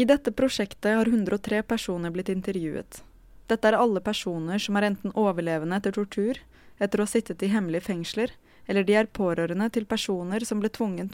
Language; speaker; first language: Norwegian; native; Norwegian